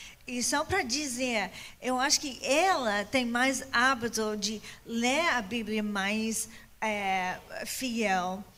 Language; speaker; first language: Portuguese; non-native, fluent; English